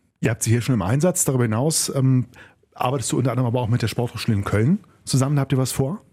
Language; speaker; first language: German; native; German